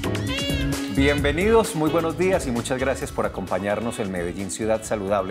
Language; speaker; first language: Spanish; native; Spanish